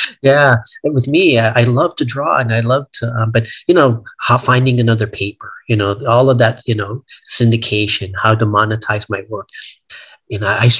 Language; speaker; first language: English; native; English